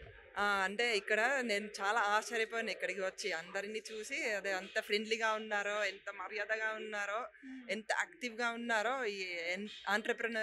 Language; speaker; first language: Telugu; non-native, fluent; Finnish